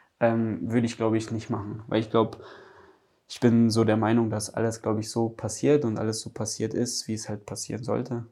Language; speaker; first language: German; early bilingual, other home language; Polish